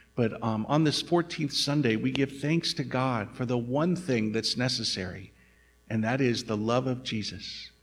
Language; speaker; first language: English; native; English